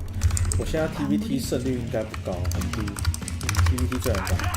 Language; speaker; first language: Chinese; native; Chinese